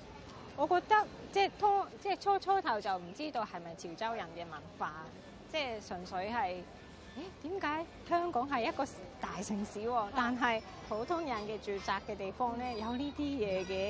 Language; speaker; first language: Cantonese; non-native, fluent; Japanese